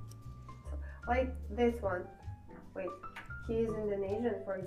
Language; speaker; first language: English; non-native, fluent; Russian